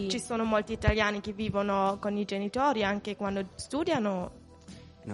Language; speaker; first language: Italian; non-native, fluent; German